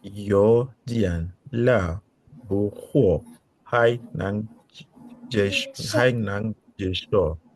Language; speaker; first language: Chinese; non-native, learner; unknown